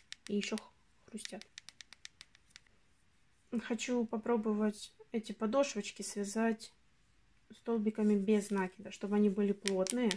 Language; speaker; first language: Russian; native; Russian